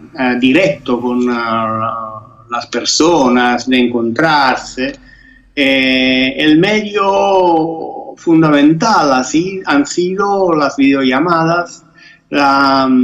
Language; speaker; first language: Spanish; non-native, fluent; Italian